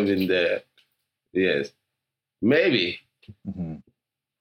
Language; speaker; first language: English; non-native, learner; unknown